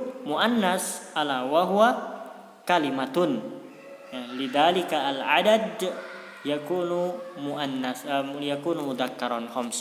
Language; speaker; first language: Arabic; non-native, fluent; Indonesian